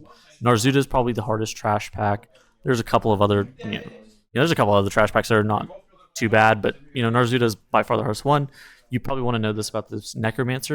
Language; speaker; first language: English; native; English